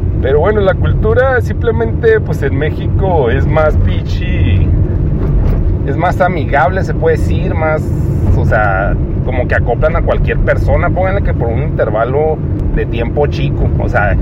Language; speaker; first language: Spanish; native; Spanish